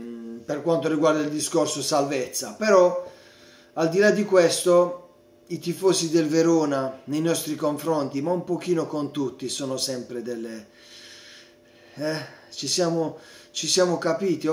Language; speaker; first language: Italian; native; Italian